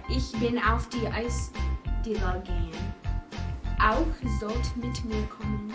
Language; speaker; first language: German; non-native, learner; English